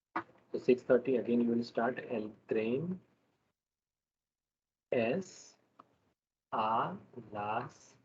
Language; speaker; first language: Spanish; non-native, learner; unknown